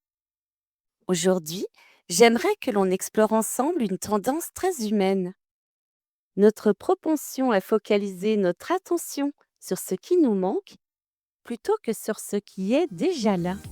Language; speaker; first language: French; native; French